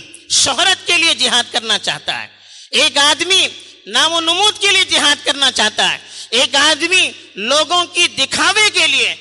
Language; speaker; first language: Urdu; native; Urdu